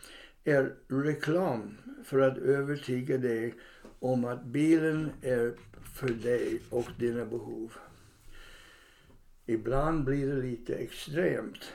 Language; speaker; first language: Swedish; non-native, fluent; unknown